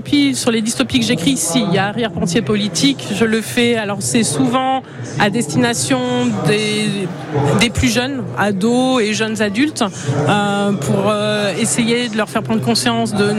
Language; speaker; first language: French; native; French